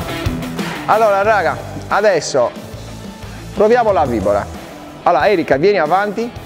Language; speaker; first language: Italian; native; Italian